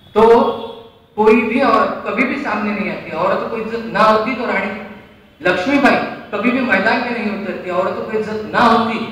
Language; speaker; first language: Hindi; non-native, local second language; Marathi